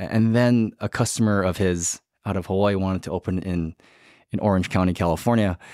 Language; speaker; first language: English; native; English